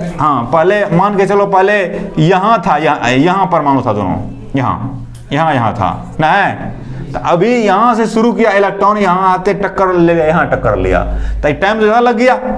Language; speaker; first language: Hindi; native; Hindi